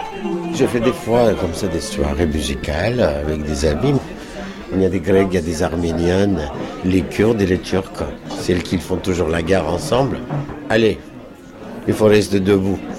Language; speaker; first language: French; non-native, fluent; Turkish